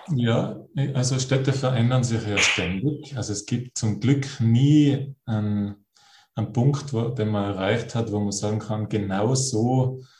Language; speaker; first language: German; native; German